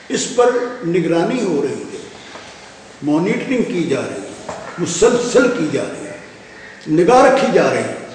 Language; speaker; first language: Urdu; non-native, local second language; Punjabi